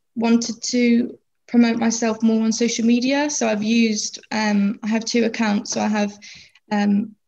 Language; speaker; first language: English; native; English